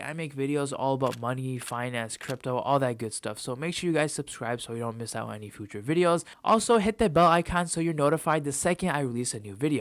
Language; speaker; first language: English; native; English